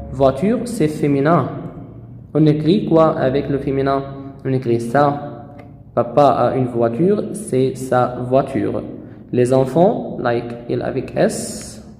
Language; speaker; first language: French; non-native, fluent; Arabic